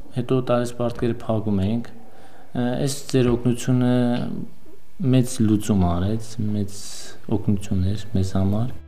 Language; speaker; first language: Armenian; non-native, local second language; Kurdish